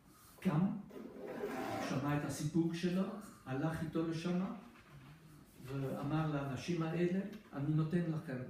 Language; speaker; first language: Hebrew; non-native, fluent; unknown